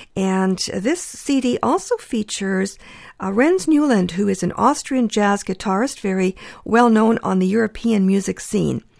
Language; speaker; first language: English; early bilingual, other home language; Ukrainian